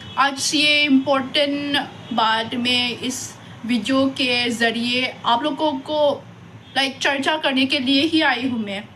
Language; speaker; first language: Hindi; non-native, local second language; Manipuri